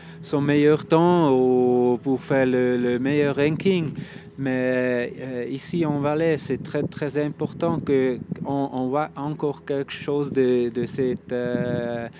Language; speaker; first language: French; non-native, local second language; German